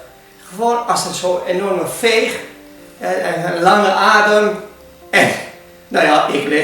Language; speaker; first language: Dutch; non-native, fluent; Hungarian